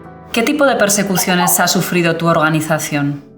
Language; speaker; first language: Spanish; native; Spanish